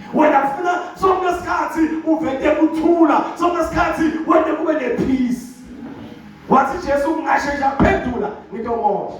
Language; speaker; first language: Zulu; non-native, local second language; Swati